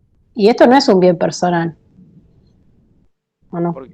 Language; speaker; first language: Spanish; native; Spanish